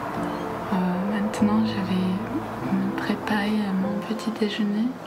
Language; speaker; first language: French; non-native, fluent; English